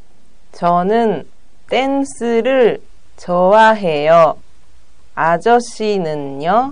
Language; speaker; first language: Korean; non-native, learner; Japanese